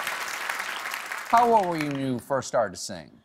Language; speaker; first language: English; native; English